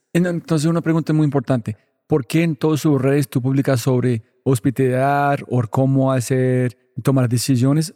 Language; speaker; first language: Spanish; non-native, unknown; English